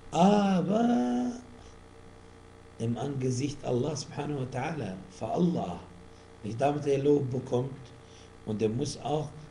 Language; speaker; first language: German; non-native, fluent; Arabic